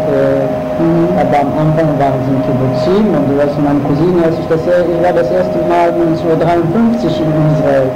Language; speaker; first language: German; non-native, fluent; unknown